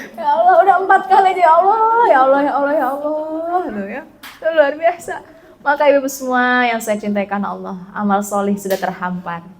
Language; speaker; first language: Indonesian; native; Indonesian